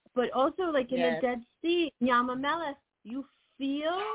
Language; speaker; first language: English; native; English